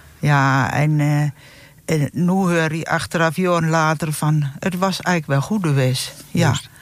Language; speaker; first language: Dutch; non-native, local second language; Low German